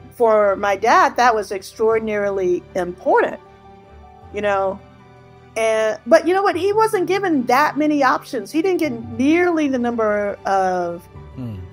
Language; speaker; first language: English; native; English